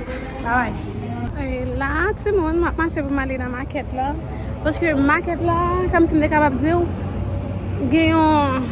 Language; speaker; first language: French; non-native, learner; Haitian Creole